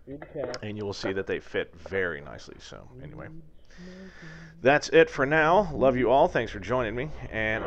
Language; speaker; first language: English; native; English